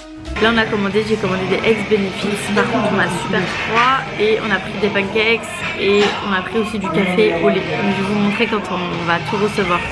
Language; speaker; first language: French; native; French